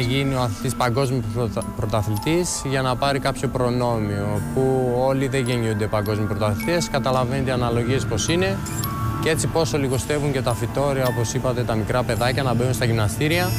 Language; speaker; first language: Greek; native; Greek